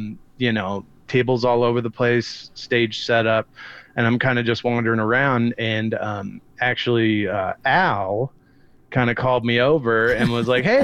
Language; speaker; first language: English; native; English